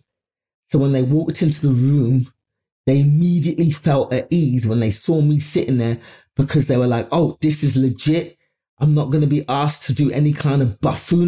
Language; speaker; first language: English; native; English